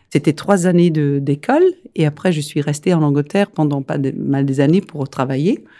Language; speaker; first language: French; non-native, fluent; Danish